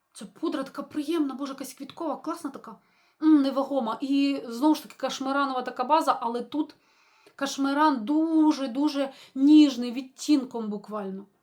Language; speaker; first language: Ukrainian; non-native, local second language; Russian